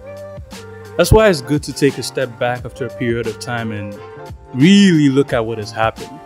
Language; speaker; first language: English; native; English